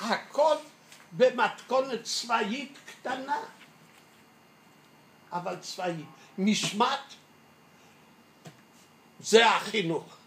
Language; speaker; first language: Hebrew; non-native, fluent; Yiddish